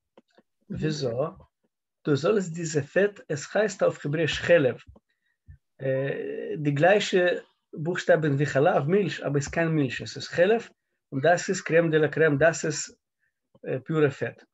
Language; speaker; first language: German; non-native, learner; Russian